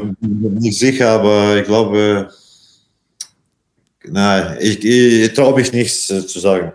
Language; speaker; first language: German; non-native, fluent; Latvian